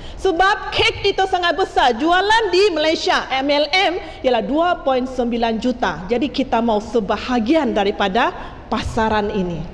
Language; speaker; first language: Malay; non-native, local second language; Chinese